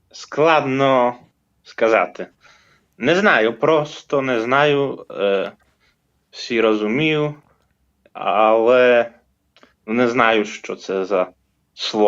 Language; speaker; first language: Ukrainian; non-native, fluent; Polish